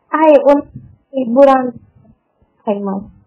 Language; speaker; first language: Japanese; non-native, learner; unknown